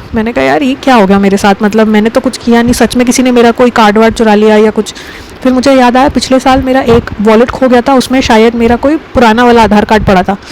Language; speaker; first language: Hindi; native; Hindi